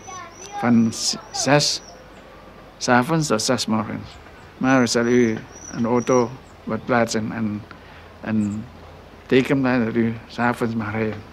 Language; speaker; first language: Dutch; non-native, local second language; Minangkabau